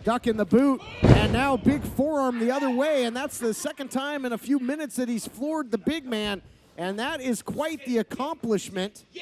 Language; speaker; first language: English; native; English